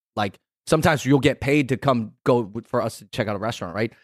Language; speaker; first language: English; native; English